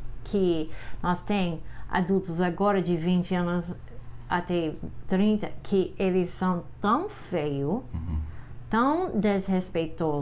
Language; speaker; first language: Portuguese; non-native, fluent; English